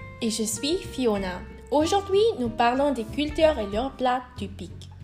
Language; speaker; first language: French; non-native, learner; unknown